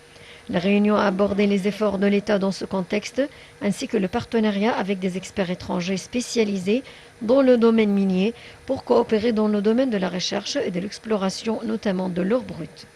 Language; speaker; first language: French; non-native, fluent; Arabic